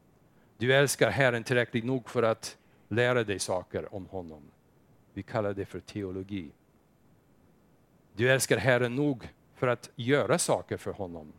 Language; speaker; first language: Swedish; non-native, fluent; English